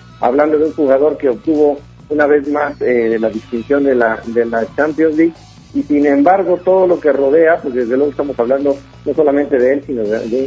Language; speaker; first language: Spanish; native; Spanish